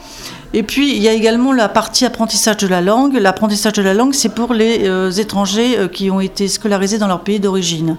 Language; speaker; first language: French; native; French